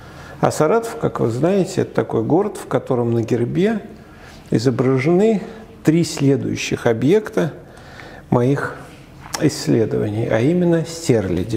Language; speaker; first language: Russian; native; Russian